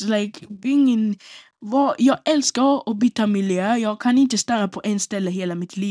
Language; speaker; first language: Swedish; non-native, local second language; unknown